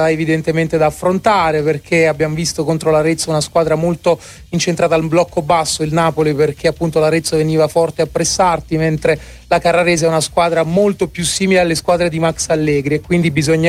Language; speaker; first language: Italian; native; Italian